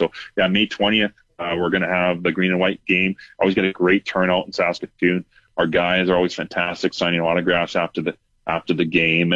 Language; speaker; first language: English; native; English